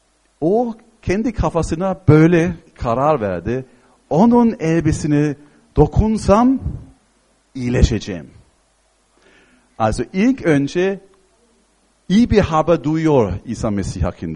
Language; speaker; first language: Turkish; non-native, fluent; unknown